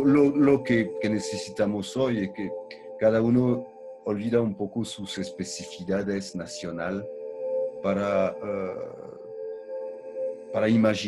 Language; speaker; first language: Spanish; non-native, fluent; French